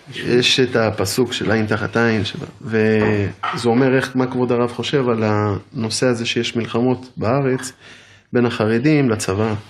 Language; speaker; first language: Hebrew; native; Hebrew